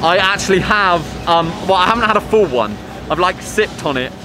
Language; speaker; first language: English; native; English